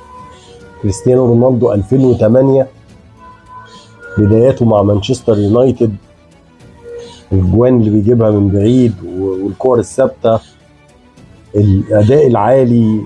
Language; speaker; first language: Arabic; native; Arabic